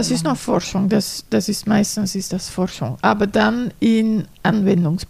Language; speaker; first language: German; non-native, fluent; Dutch